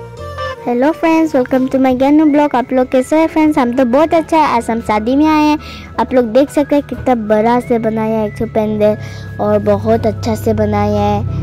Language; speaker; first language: Hindi; non-native, local second language; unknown